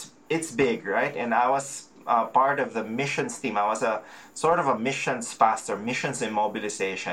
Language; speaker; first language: English; non-native, local second language; Filipino